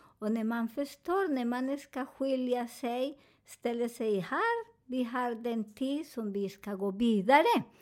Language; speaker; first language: Swedish; non-native, learner; Spanish